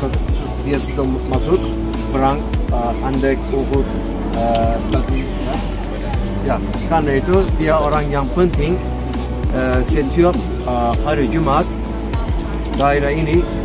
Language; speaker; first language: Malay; non-native, learner; Turkish